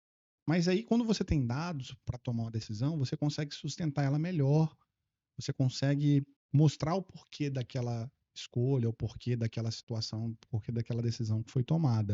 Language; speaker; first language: Portuguese; native; Portuguese